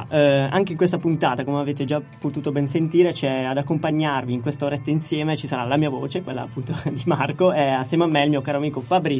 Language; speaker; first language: Italian; native; Italian